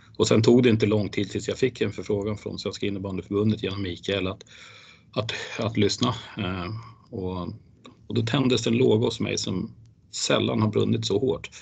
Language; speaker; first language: Swedish; native; Swedish